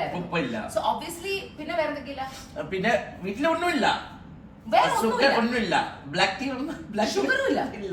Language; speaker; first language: Malayalam; non-native, local second language; Assamese